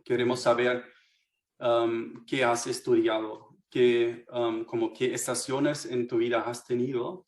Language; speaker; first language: Spanish; non-native, fluent; German